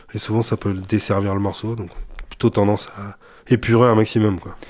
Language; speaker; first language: French; native; French